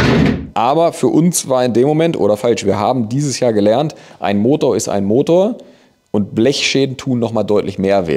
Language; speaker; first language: German; native; German